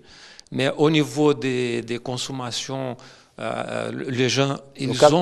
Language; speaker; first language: French; non-native, fluent; Portuguese